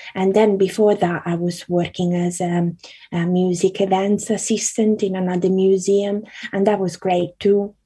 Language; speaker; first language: English; early bilingual, other home language; Italian